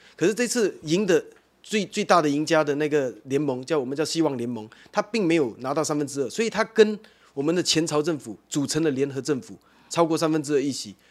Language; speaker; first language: Chinese; native; Chinese